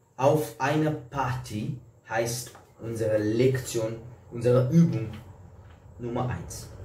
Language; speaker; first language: German; non-native, fluent; Portuguese